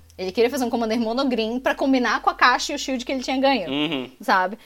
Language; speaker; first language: Portuguese; native; Portuguese